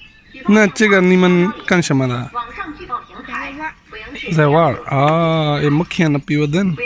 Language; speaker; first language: Chinese; non-native, learner; Punjabi